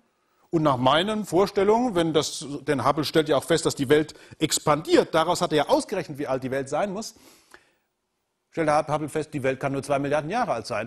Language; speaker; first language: German; native; German